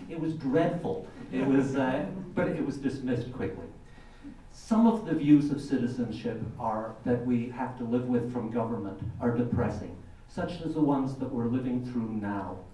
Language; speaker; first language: English; native; English